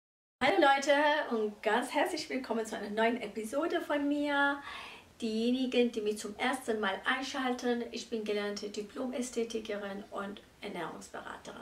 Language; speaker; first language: German; non-native, fluent; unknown